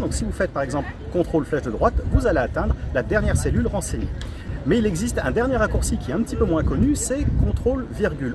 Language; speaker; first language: French; native; French